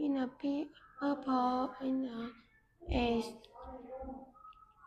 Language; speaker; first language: English; non-native, learner; Vietnamese